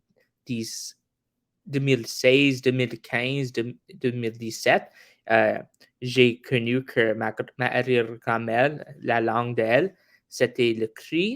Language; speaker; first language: French; non-native, local second language; English